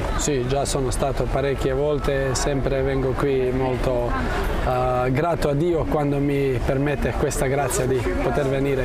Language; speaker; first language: Italian; non-native, fluent; Croatian